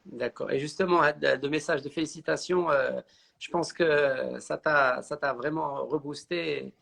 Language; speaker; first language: French; non-native, local second language; Arabic